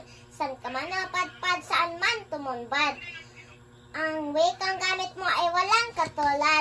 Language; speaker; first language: Filipino; native; Filipino